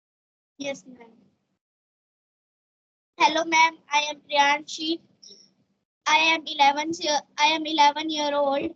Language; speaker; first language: English; non-native, learner; Hindi